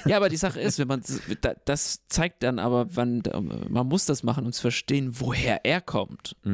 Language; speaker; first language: German; non-native, fluent; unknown